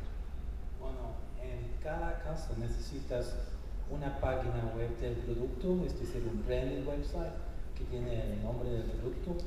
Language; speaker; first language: Spanish; non-native, fluent; German